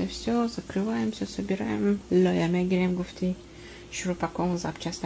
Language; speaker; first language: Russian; non-native, local second language; Tajik